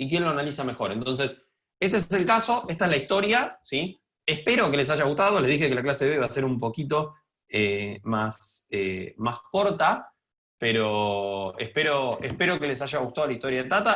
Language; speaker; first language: Spanish; native; Spanish